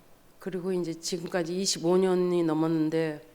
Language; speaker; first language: Korean; native; Korean